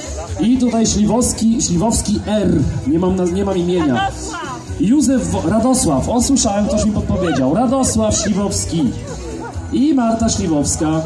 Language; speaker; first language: Polish; native; Polish